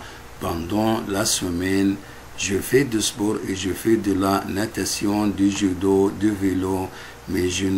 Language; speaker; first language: French; non-native, fluent; Arabic